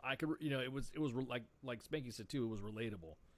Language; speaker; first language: English; native; English